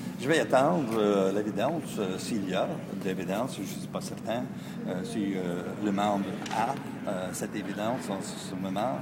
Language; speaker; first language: French; non-native, learner; English